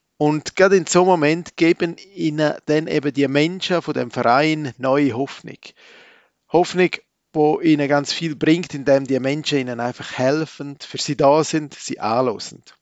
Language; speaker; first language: German; native; German